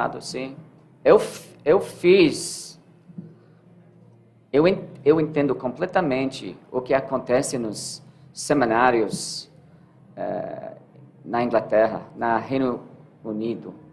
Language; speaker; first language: Portuguese; non-native, learner; English